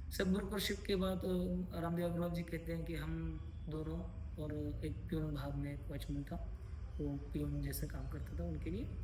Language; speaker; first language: Hindi; non-native, local second language; Marathi